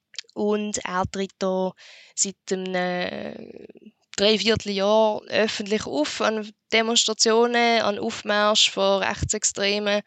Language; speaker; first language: German; native; German